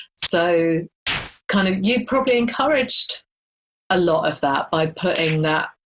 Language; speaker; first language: English; native; English